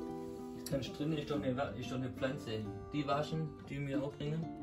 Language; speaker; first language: German; native; German